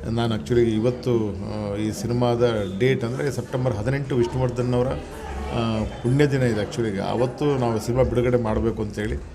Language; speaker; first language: Kannada; native; Kannada